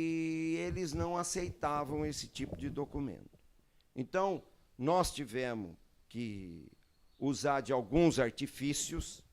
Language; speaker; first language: Portuguese; early bilingual, other home language; Arabic